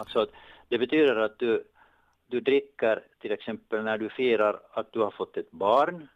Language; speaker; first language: Swedish; native; Swedish